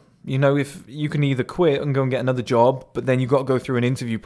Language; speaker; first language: English; native; English